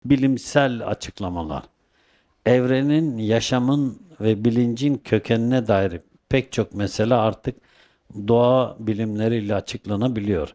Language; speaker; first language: Turkish; native; Turkish